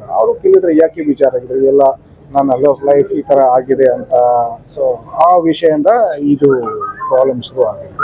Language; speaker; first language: Kannada; non-native, local second language; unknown